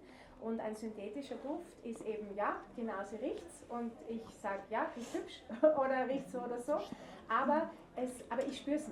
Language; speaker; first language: German; native; German